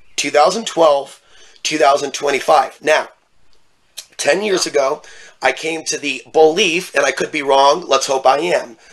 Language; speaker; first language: English; native; English